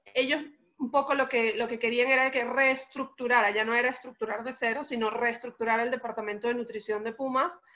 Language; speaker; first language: Spanish; native; Spanish